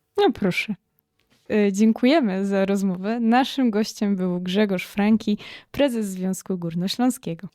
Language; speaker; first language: Polish; native; Polish